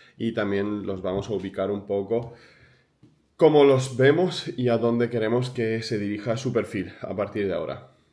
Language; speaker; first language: Spanish; early bilingual, other home language; Ukrainian